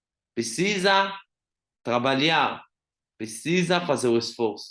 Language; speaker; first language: Portuguese; non-native, fluent; Hebrew